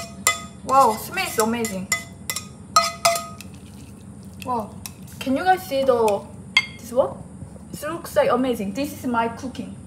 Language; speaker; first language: English; non-native, learner; Korean